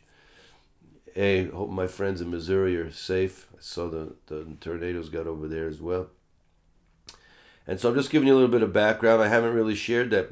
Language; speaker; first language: English; native; English